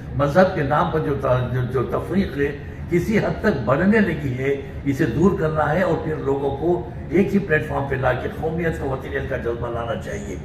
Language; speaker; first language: Urdu; native; Urdu